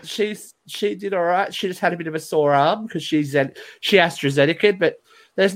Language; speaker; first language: English; native; English